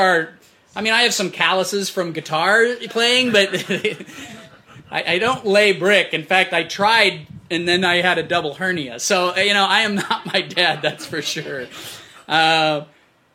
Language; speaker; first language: English; native; English